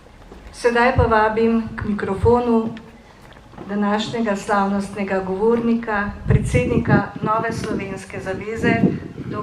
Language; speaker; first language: Slovenian; native; Slovenian